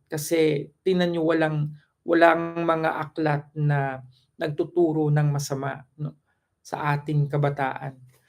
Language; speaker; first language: Filipino; non-native, local second language; Cebuano